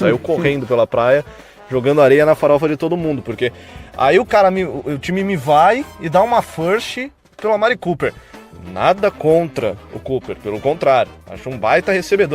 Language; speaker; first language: Portuguese; native; Portuguese